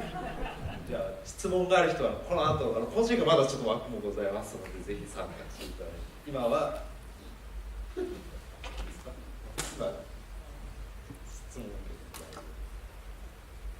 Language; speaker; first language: Japanese; native; Japanese